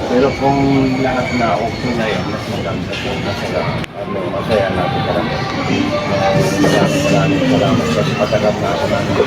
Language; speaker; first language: Filipino; non-native, learner; Japanese